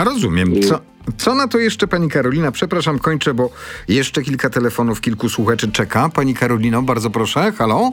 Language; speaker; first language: Polish; native; Polish